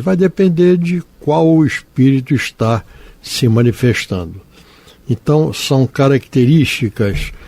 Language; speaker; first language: Portuguese; native; Portuguese